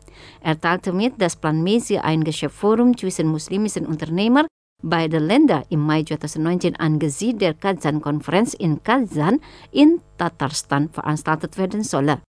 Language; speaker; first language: German; non-native, fluent; Indonesian